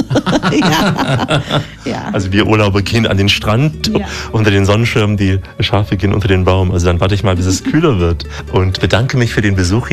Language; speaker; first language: German; native; German